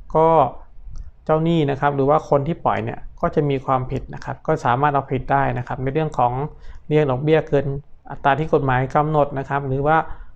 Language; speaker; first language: Thai; native; Thai